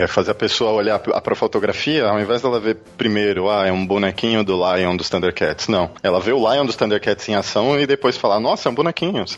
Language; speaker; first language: Portuguese; native; Portuguese